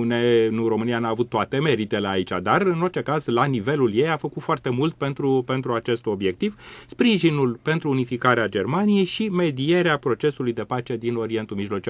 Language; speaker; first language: Romanian; native; Romanian